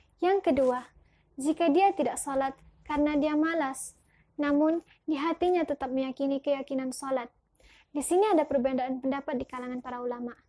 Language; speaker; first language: Indonesian; early bilingual, heritage; Indonesian